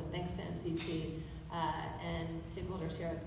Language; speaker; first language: English; native; English